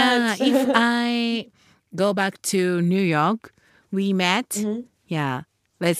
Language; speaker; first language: English; non-native, learner; Japanese